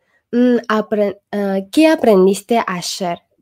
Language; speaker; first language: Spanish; non-native, fluent; Chinese